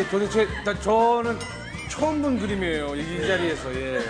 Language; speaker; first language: Korean; native; Korean